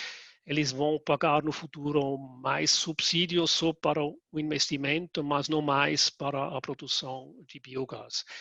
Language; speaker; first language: Portuguese; non-native, fluent; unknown